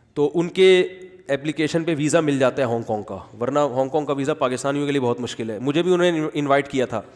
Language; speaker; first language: Urdu; native; Urdu